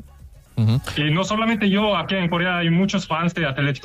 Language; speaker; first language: Spanish; non-native, fluent; Korean